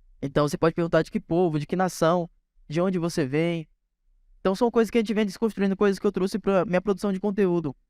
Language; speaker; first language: Portuguese; native; Portuguese